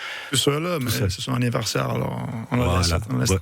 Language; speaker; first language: French; non-native, fluent; Italian